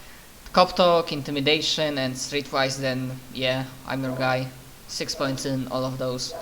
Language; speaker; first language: English; non-native, fluent; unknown